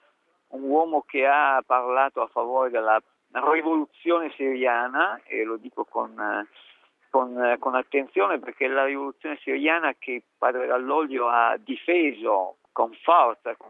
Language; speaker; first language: Italian; native; Italian